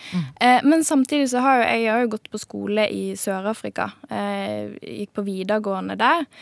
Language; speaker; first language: Norwegian; native; Norwegian